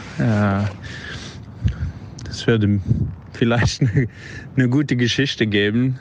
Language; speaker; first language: German; non-native, local second language; Luxembourgish